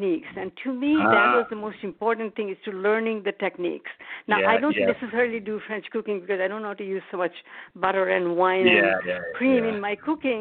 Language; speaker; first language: English; non-native, local second language; Bangla